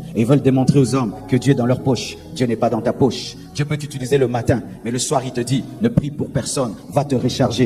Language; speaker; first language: French; non-native, local second language; Lingala